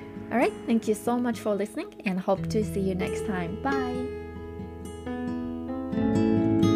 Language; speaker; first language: English; non-native, fluent; Japanese